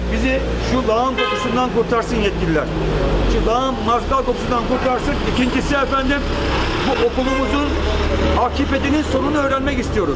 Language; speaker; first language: Turkish; native; Turkish